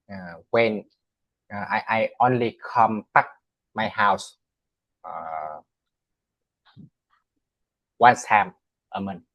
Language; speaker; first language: English; non-native, learner; Vietnamese